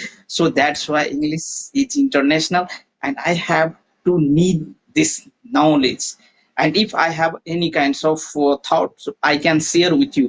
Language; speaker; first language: English; non-native, learner; Maithili